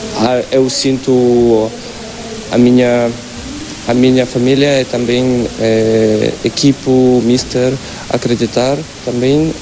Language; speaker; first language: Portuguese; non-native, learner; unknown